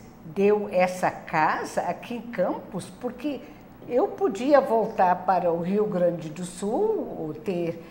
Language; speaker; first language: Portuguese; non-native, local second language; German